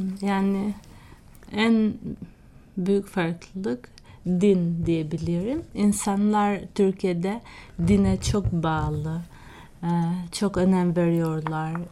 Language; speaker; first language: Turkish; non-native, fluent; Albanian